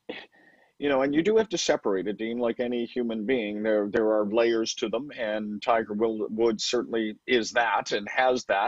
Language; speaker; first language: English; native; English